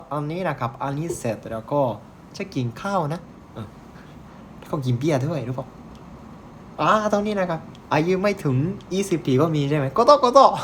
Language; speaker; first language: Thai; non-native, learner; Japanese